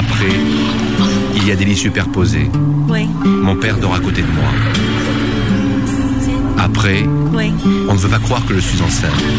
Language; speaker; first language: French; non-native, learner; Arabic